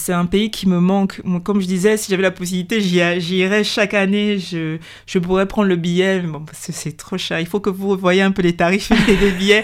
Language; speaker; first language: French; native; French